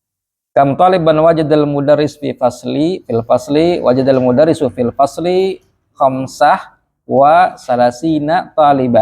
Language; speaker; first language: Arabic; non-native, fluent; Indonesian